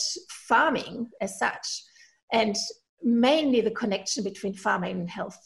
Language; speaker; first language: English; non-native, fluent; German